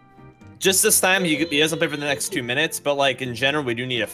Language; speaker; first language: English; native; English